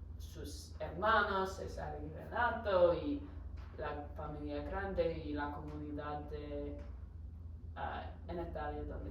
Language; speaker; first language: Spanish; non-native, learner; English